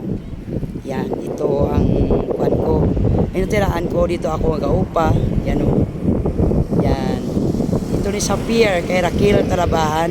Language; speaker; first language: Filipino; non-native, local second language; Hiligaynon